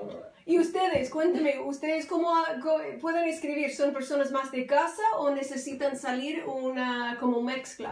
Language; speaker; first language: Spanish; non-native, fluent; English